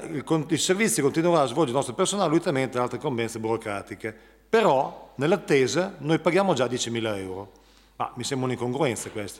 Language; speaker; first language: Italian; native; Italian